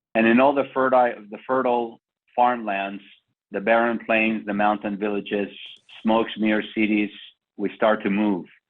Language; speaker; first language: English; non-native, fluent; Spanish